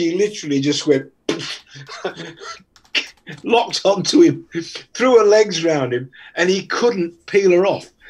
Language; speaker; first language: English; native; English